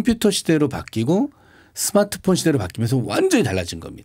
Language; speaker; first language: Korean; native; Korean